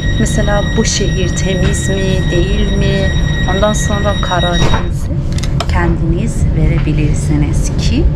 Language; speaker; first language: Turkish; non-native, fluent; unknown